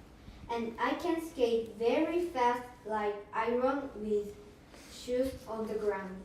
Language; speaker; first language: English; non-native, fluent; Korean